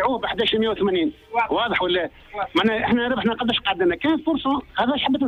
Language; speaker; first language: Arabic; native; Arabic